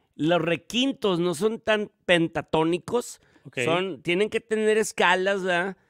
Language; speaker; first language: Spanish; native; Spanish